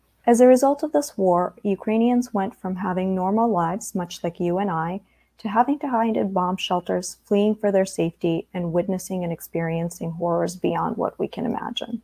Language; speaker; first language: English; early bilingual, other home language; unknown